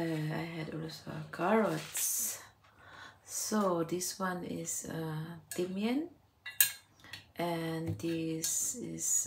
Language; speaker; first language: English; non-native, learner; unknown